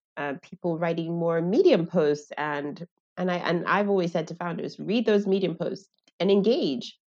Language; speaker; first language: English; non-native, local second language; Yoruba